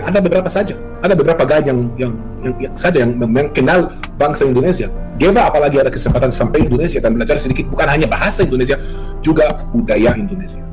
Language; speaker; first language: Indonesian; non-native, fluent; Hebrew